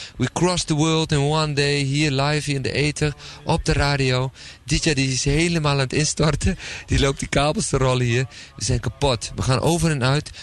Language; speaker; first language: Dutch; native; Dutch